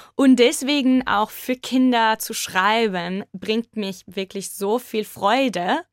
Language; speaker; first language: German; non-native, fluent; Hebrew